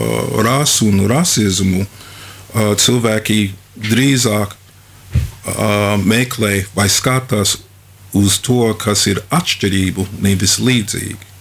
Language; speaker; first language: Latvian; non-native, fluent; English